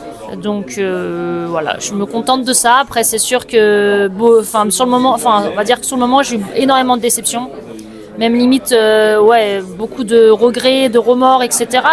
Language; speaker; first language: French; native; French